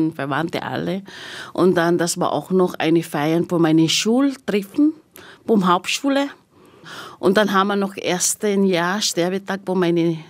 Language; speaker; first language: German; non-native, learner; Filipino